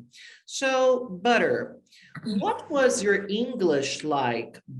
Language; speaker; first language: English; non-native, fluent; Portuguese